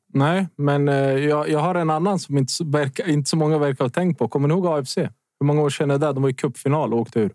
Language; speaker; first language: Swedish; early bilingual, other home language; Bosnian